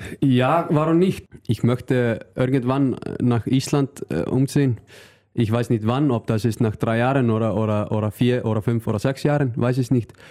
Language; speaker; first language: German; non-native, learner; Icelandic